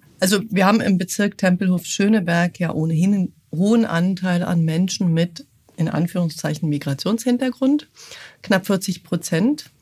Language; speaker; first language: German; native; German